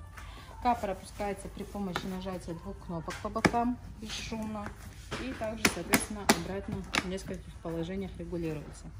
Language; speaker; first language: Russian; native; Russian